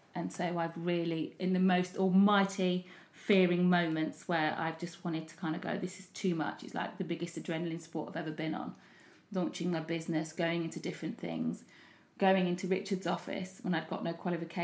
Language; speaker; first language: English; native; English